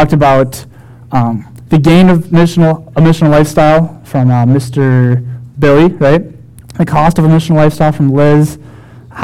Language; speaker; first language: English; native; English